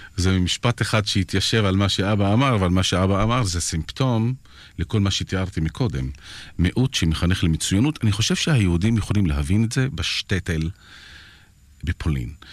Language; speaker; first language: Hebrew; non-native, local second language; Arabic